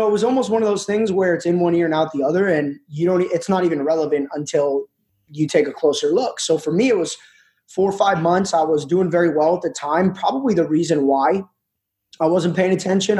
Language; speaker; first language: English; native; English